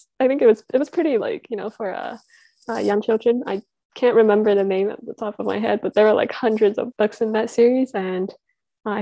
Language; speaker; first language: English; native; English